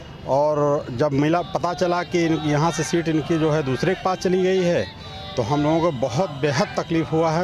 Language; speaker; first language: Hindi; native; Hindi